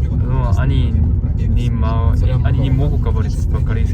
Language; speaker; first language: Russian; non-native, learner; Korean